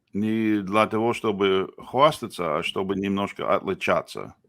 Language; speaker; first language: Russian; non-native, fluent; English